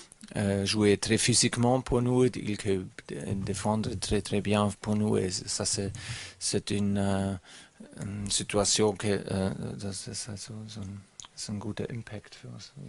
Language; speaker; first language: French; non-native, learner; German